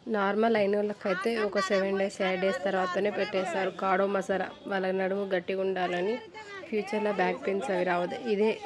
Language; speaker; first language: Telugu; non-native, local second language; Lambadi